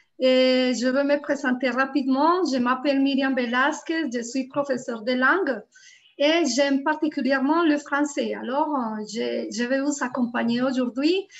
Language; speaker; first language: French; non-native, fluent; Spanish